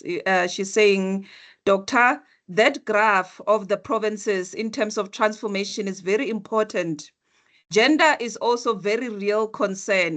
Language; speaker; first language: English; non-native, local second language; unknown